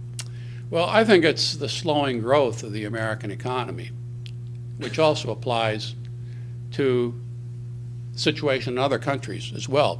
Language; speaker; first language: English; native; English